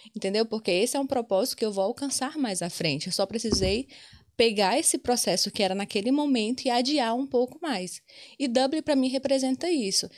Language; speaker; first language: Portuguese; native; Portuguese